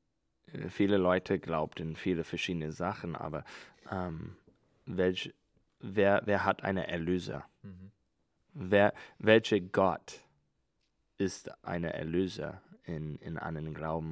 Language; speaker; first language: German; non-native, learner; English